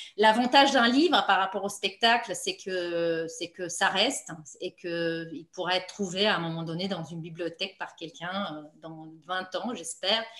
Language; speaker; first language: French; non-native, fluent; Romanian